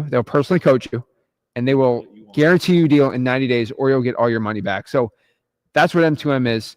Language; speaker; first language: English; native; English